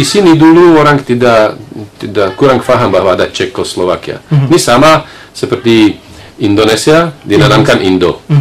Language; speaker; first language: Indonesian; non-native, fluent; Slovak